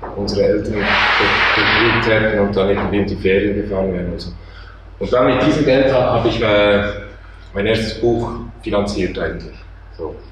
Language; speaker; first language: German; native; German